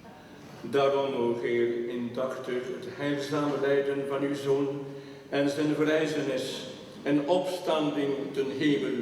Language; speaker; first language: Dutch; non-native, local second language; French